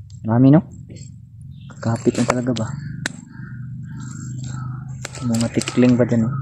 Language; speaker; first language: Filipino; non-native, local second language; Cebuano